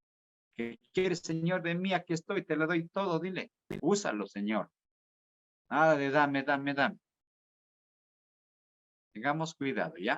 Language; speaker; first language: Spanish; native; Spanish